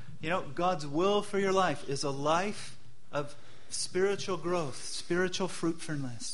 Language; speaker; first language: English; native; English